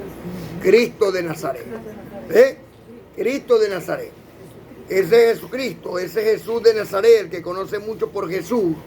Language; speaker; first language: Spanish; native; Spanish